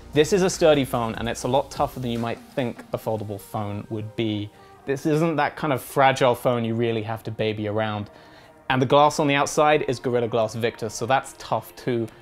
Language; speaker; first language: English; native; English